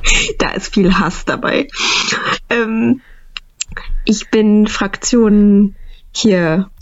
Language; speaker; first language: German; early bilingual, other home language; Vietnamese